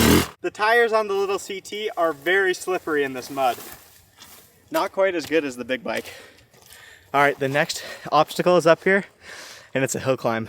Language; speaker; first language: English; native; English